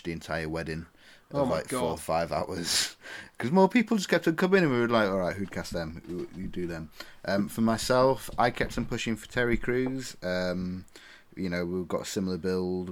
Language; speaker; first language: English; native; English